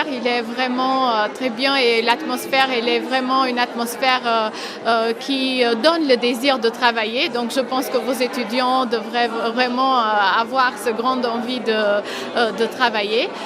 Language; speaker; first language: French; non-native, fluent; Albanian